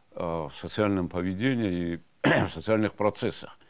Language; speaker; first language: Russian; non-native, local second language; Avaric